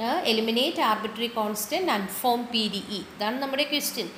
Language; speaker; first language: English; non-native, local second language; Malayalam